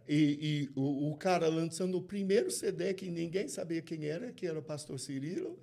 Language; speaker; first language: Portuguese; non-native, fluent; English